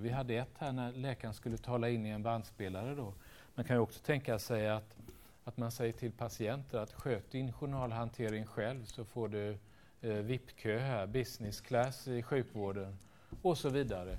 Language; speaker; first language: Swedish; native; Swedish